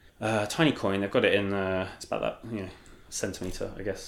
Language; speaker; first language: English; native; English